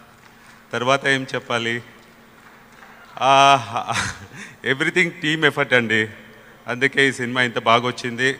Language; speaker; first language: Telugu; non-native, learner; Kannada